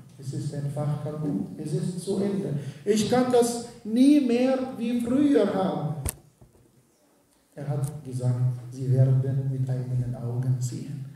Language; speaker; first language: German; non-native, fluent; Arabic